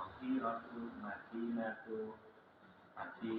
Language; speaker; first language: Arabic; non-native, learner; Indonesian